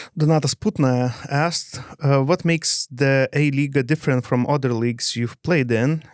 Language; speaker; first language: English; non-native, fluent; Lithuanian